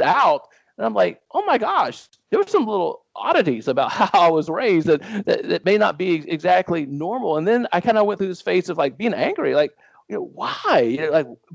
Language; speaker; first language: English; native; English